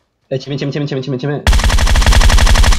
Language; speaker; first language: Chinese; native; Chinese